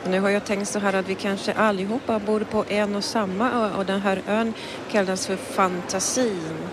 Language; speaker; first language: Swedish; non-native, fluent; Polish